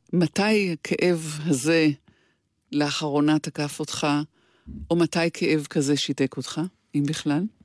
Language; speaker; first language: Hebrew; native; Hebrew